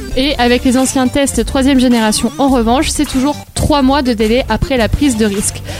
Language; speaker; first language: French; native; French